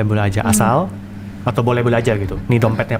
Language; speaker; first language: Indonesian; native; Indonesian